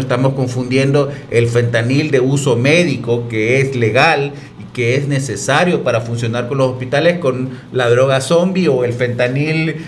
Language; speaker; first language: Spanish; native; Spanish